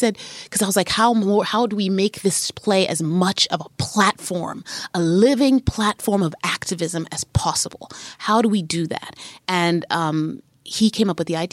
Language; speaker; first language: English; native; English